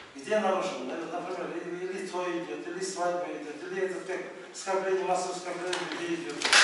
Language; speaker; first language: Russian; non-native, local second language; Kazakh